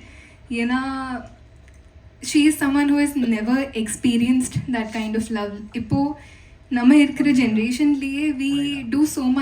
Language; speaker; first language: Tamil; non-native, fluent; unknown